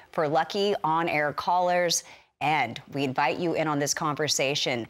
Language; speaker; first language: English; native; English